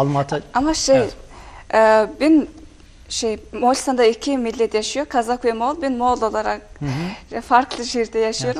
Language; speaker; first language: Turkish; non-native, fluent; Mongolian